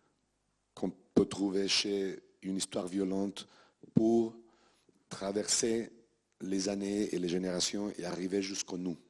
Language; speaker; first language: French; non-native, fluent; Spanish